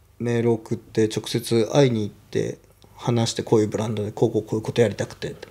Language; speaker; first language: Japanese; native; Japanese